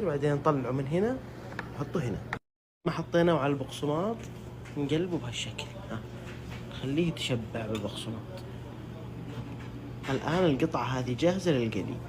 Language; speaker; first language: Arabic; native; Arabic